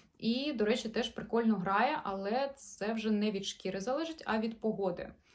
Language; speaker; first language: Ukrainian; non-native, local second language; Russian